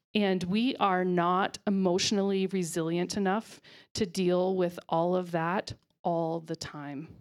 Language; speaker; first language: English; native; English